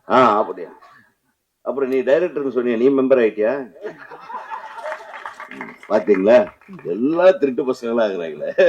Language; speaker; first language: Tamil; native; Tamil